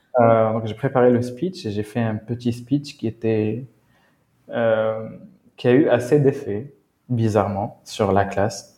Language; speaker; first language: French; non-native, local second language; Arabic